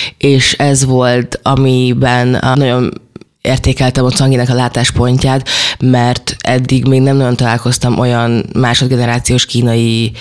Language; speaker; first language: Hungarian; early bilingual, other home language; Chinese